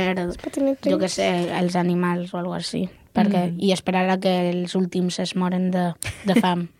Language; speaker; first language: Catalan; non-native, local second language; Spanish